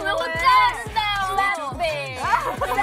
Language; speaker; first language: Korean; native; Korean